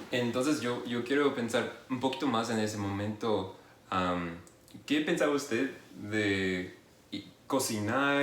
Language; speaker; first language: Spanish; non-native, fluent; English